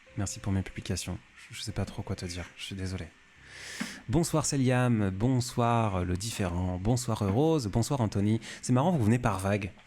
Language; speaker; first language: French; native; French